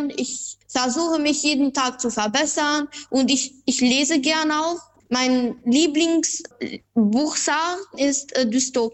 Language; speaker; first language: German; non-native, fluent; Albanian